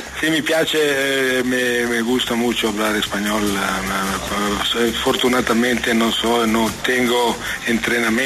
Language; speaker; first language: Spanish; non-native, learner; Italian